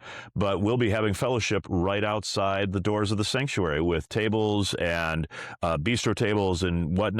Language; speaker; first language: English; native; English